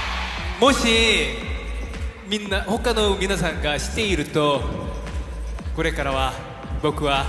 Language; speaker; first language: Japanese; non-native, fluent; Korean